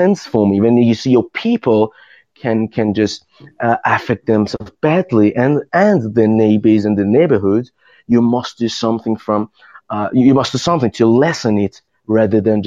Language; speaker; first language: English; non-native, fluent; Persian